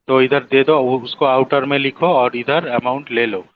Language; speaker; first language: Hindi; non-native, local second language; Bangla